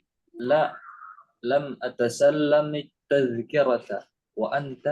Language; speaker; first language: Arabic; non-native, fluent; Indonesian